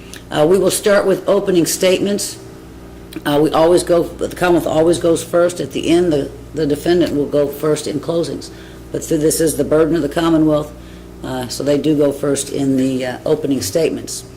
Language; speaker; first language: English; native; English